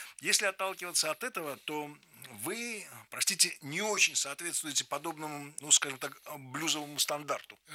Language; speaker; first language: Russian; native; Russian